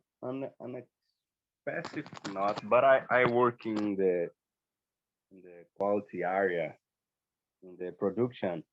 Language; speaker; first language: English; non-native, learner; Portuguese